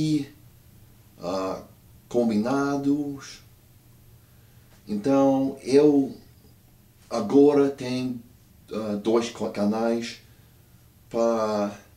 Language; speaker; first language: Portuguese; non-native, learner; English